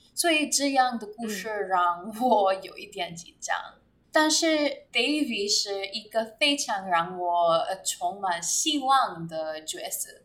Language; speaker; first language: Chinese; non-native, learner; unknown